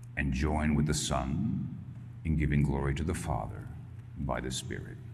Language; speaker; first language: English; early bilingual, other home language; Spanish